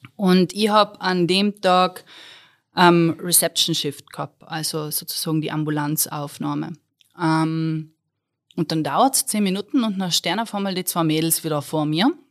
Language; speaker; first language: German; native; German